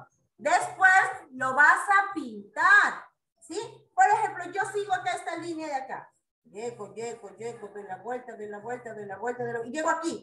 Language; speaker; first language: Spanish; native; Spanish